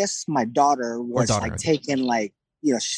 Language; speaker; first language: English; non-native, local second language; Filipino